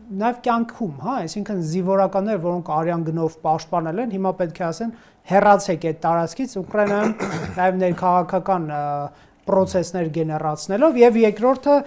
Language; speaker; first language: Armenian; native; Armenian